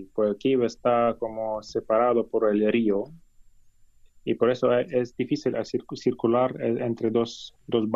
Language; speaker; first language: Spanish; non-native, fluent; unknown